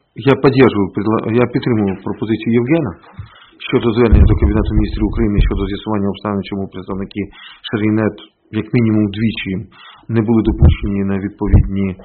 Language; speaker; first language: Ukrainian; non-native, local second language; Russian